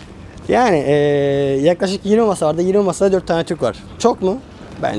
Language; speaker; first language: Turkish; native; Turkish